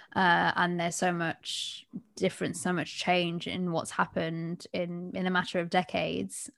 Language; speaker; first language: English; early bilingual, other home language; Bangla